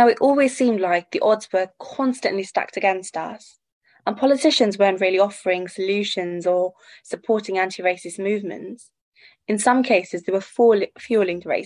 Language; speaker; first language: English; native; English